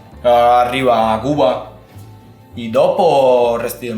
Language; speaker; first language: Italian; non-native, learner; Spanish